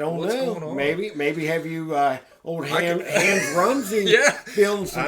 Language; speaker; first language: English; native; English